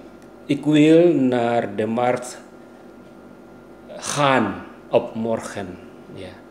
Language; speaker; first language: Dutch; non-native, fluent; Indonesian